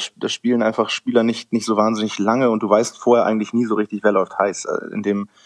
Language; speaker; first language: German; native; German